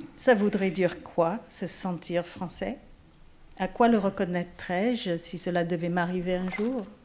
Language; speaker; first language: French; non-native, fluent; English